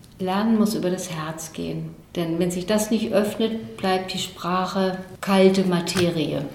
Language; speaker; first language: German; native; German